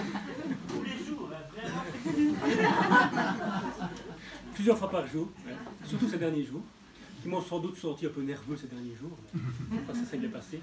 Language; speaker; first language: French; native; French